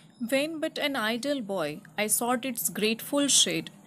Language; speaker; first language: English; non-native, local second language; Gujarati